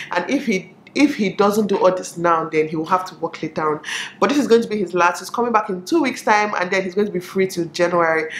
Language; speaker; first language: English; non-native, local second language; Igbo